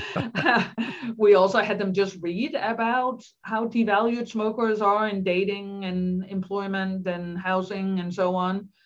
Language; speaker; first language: English; non-native, fluent; Danish